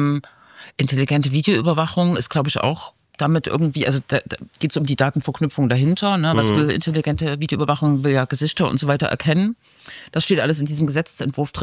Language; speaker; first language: German; native; German